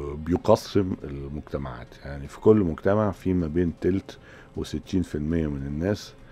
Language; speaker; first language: Arabic; native; Arabic